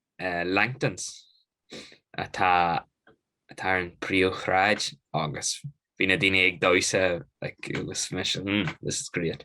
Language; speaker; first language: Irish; native; Irish